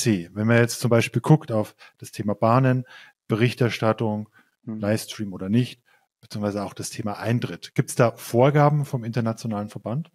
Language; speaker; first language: German; native; German